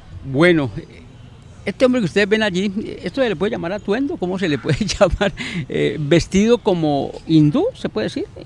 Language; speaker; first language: Spanish; native; Spanish